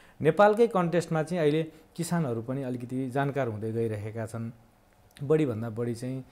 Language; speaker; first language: Nepali; native; Nepali